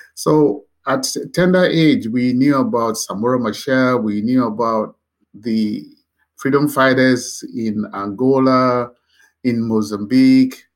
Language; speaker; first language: English; non-native, local second language; Akan